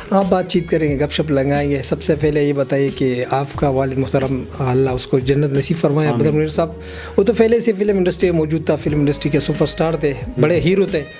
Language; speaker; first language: Urdu; non-native, local second language; Pashto